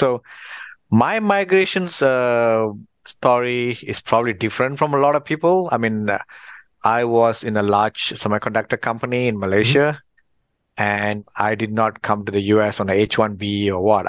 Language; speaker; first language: English; non-native, local second language; Tamil